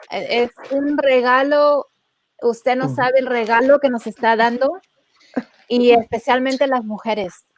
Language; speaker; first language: Spanish; early bilingual, heritage; Spanish